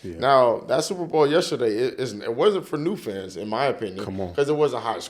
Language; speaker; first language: English; native; English